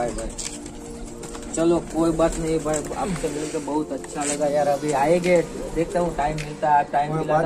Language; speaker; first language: Hindi; non-native, local second language; Gujarati